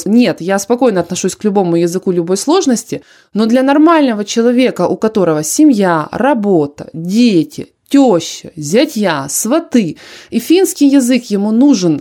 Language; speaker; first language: Russian; native; Russian